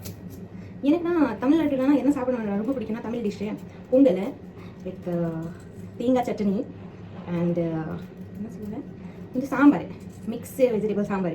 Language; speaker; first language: Tamil; non-native, learner; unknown